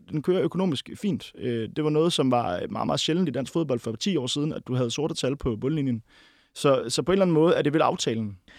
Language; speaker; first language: Danish; native; Danish